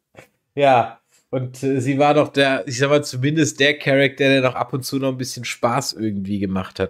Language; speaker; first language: German; native; German